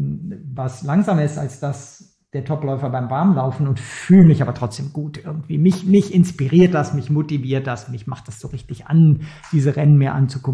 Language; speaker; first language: German; native; German